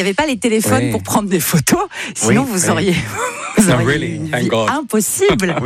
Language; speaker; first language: French; native; French